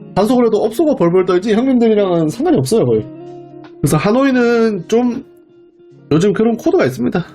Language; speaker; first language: Korean; native; Korean